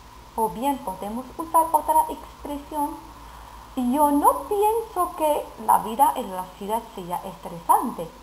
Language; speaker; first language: Spanish; non-native, fluent; Arabic